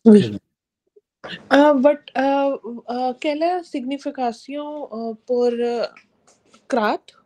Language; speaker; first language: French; non-native, learner; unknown